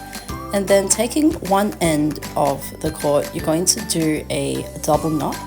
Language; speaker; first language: English; native; English